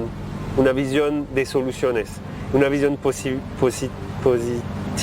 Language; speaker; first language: Spanish; non-native, learner; French